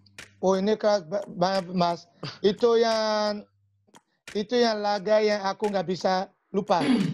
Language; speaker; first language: Indonesian; non-native, fluent; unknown